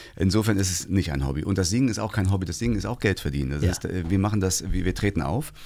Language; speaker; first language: German; native; German